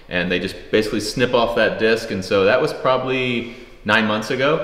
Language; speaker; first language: English; native; English